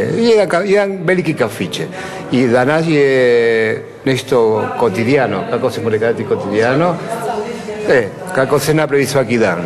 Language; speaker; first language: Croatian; early bilingual, heritage; Spanish